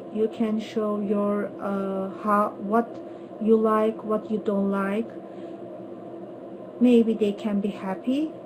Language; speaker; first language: English; non-native, learner; Turkish